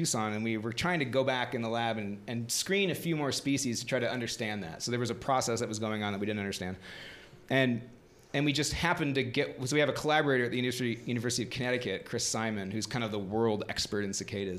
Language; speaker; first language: English; native; English